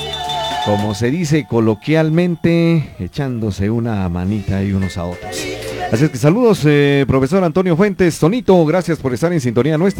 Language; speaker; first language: Spanish; native; Spanish